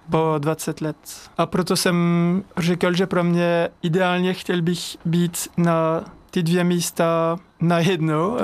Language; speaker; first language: Czech; non-native, learner; French